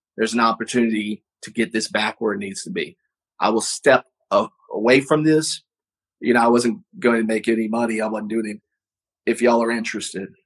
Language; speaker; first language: English; native; English